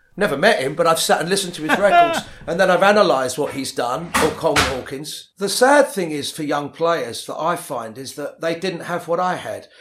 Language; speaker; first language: English; native; English